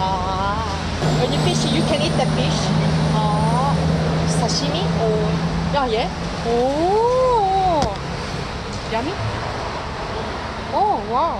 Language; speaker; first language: English; non-native, learner; Korean